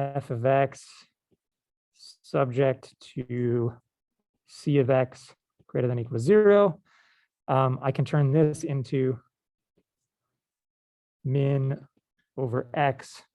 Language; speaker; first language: English; native; English